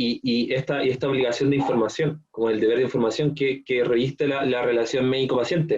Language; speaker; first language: Spanish; native; Spanish